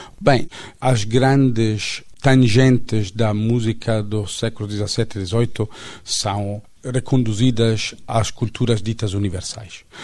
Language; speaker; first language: Portuguese; non-native, fluent; Italian